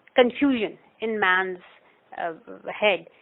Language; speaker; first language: English; non-native, local second language; Urdu